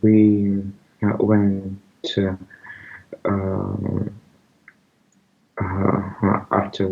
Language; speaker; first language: English; non-native, learner; Russian